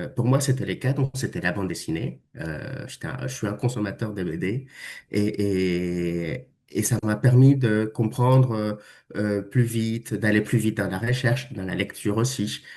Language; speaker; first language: French; non-native, fluent; Spanish